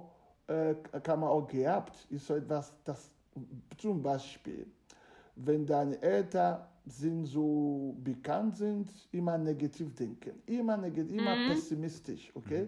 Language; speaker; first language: German; non-native, fluent; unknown